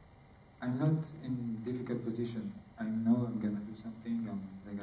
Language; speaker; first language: English; non-native, learner; French